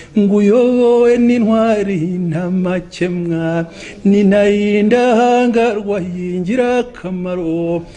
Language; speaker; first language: Kinyarwanda; early bilingual, heritage; Kinyarwanda